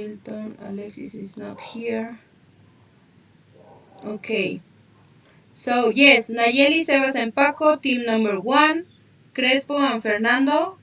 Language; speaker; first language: English; non-native, fluent; Spanish